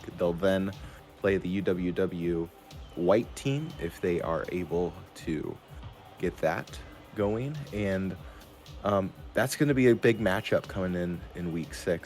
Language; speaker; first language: English; native; English